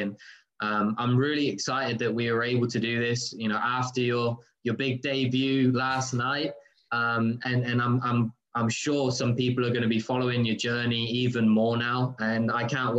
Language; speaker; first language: English; native; English